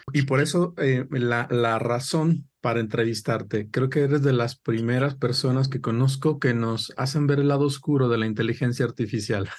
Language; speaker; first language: Spanish; native; Spanish